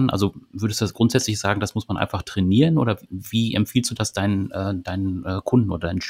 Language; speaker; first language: German; native; German